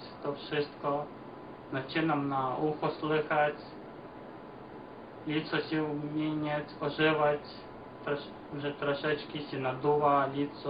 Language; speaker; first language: Polish; non-native, learner; Ukrainian